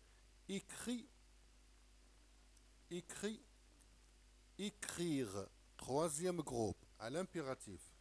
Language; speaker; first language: French; non-native, local second language; Arabic